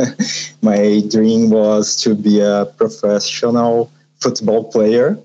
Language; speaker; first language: English; non-native, learner; Portuguese